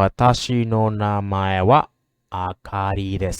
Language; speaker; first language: Japanese; non-native, learner; English